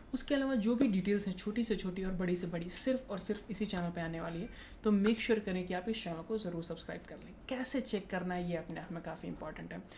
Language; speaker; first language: Hindi; non-native, local second language; Marathi